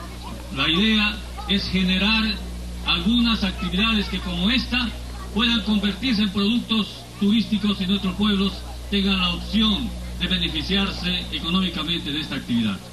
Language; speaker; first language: Spanish; native; Spanish